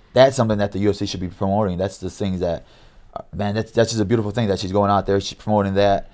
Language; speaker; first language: English; native; English